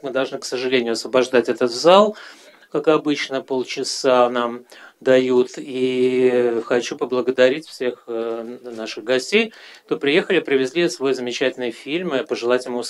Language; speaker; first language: Russian; native; Russian